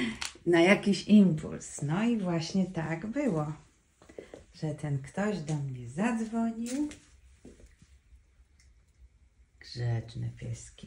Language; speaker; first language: Polish; native; Polish